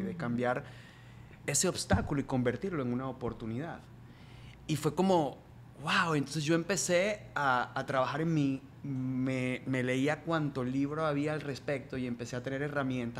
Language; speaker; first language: Spanish; native; Spanish